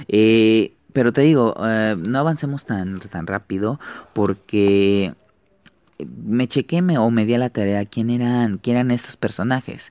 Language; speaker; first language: Spanish; native; Spanish